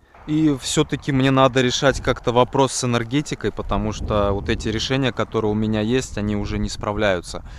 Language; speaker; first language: Russian; native; Russian